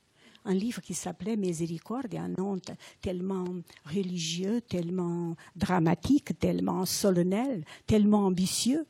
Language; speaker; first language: French; non-native, fluent; Portuguese